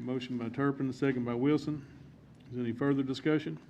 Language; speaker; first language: English; native; English